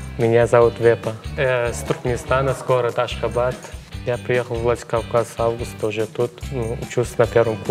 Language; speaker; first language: Russian; non-native, learner; Turkmen